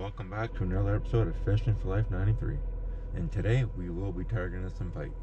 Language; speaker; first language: English; native; English